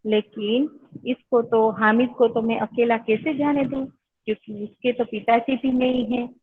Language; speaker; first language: Hindi; non-native, local second language; Gujarati